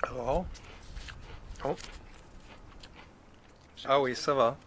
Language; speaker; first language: French; non-native, fluent; English